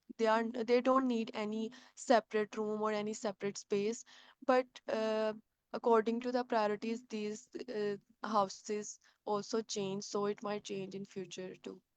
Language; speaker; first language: English; non-native, learner; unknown